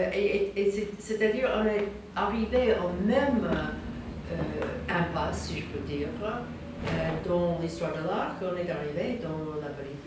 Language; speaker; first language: French; non-native, fluent; English